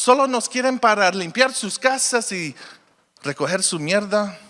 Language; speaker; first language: Spanish; early bilingual, heritage; Spanish